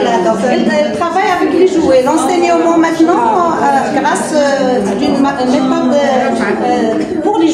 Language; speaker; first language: French; non-native, local second language; Arabic